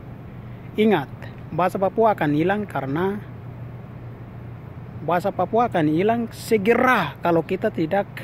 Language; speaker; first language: Indonesian; non-native, local second language; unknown